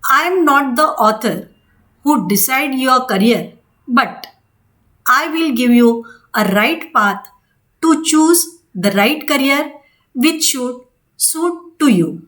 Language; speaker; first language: English; non-native, local second language; Marathi